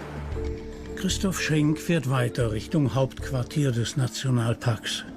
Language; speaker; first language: German; native; German